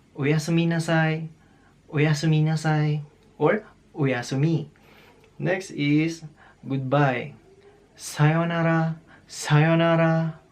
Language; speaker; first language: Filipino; native; Filipino